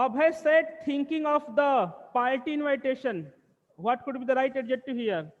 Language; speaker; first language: English; non-native, local second language; Hindi